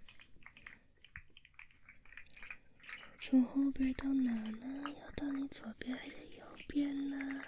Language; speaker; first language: Chinese; early bilingual, heritage; Chinese